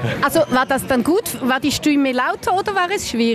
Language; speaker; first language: German; native; German